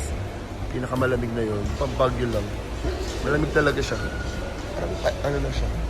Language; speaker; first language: Filipino; native; Filipino